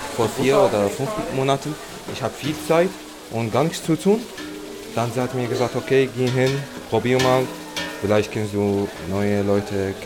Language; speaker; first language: German; non-native, learner; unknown